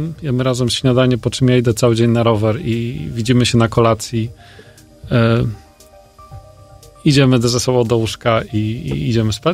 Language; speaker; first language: Polish; native; Polish